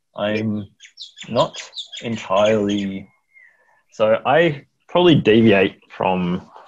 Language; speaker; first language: English; native; English